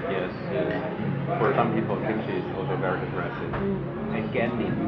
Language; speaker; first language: English; non-native, learner; Chinese